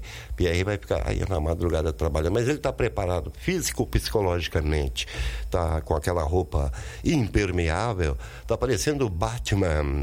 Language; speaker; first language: Portuguese; native; Portuguese